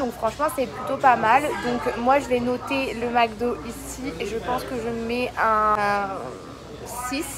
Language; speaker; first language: French; native; French